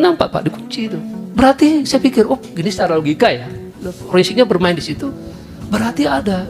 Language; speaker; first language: Indonesian; native; Indonesian